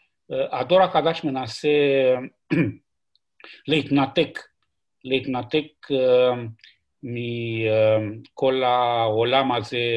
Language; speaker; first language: Hebrew; non-native, fluent; Romanian